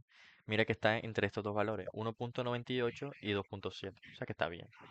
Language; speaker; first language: Spanish; native; Spanish